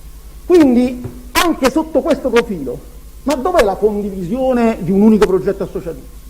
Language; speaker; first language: Italian; native; Italian